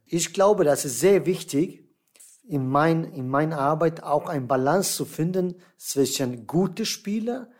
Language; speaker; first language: German; non-native, fluent; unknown